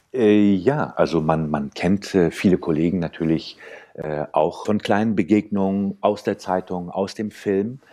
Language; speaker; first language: German; early bilingual, other home language; Turkish